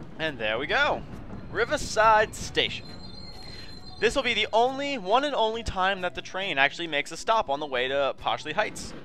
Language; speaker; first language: English; native; English